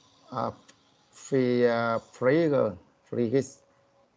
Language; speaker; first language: English; non-native, learner; Vietnamese